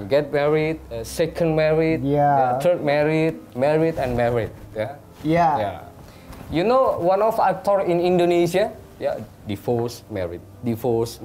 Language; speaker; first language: English; non-native, learner; Indonesian